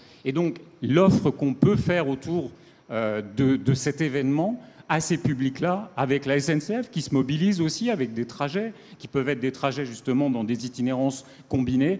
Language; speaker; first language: French; native; French